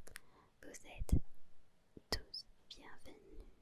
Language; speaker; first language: French; non-native, learner; Spanish